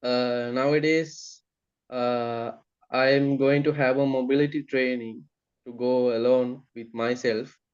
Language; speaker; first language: English; non-native, learner; Sinhala